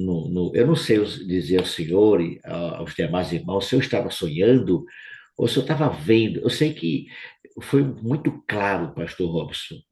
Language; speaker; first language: Portuguese; native; Portuguese